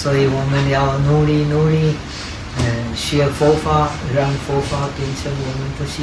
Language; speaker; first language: Chinese; non-native, learner; Czech